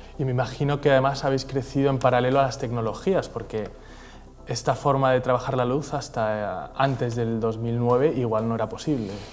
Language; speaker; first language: Spanish; native; Spanish